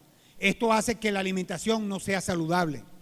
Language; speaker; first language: Spanish; native; Spanish